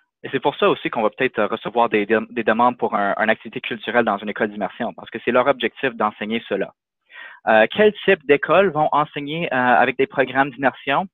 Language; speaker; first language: French; native; French